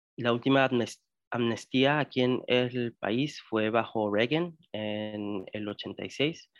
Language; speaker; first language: Spanish; early bilingual, heritage; Spanish